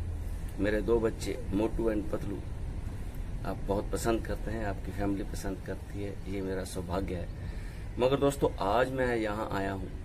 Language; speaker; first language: Hindi; native; Hindi